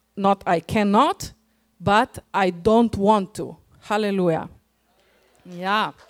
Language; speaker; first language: English; non-native, fluent; Slovenian